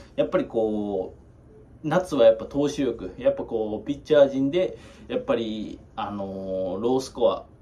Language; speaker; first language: Japanese; native; Japanese